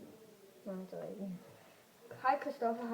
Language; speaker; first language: Danish; native; Danish